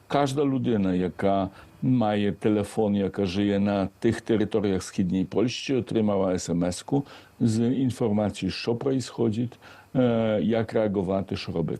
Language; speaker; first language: Ukrainian; non-native, fluent; Polish